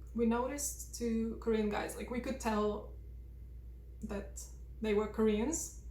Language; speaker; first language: English; non-native, fluent; Russian